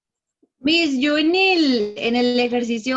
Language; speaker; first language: Spanish; native; Spanish